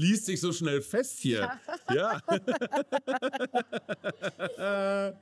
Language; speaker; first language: German; native; German